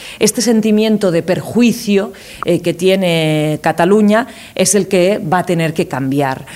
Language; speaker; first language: Spanish; non-native, local second language; Catalan